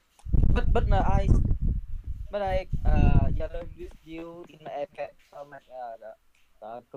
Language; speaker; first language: English; non-native, learner; Vietnamese